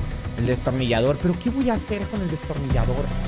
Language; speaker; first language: Spanish; native; Spanish